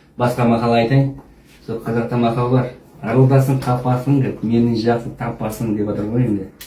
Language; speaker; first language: Kazakh; non-native, local second language; Russian